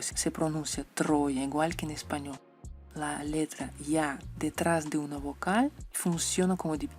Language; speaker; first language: Spanish; non-native, fluent; Russian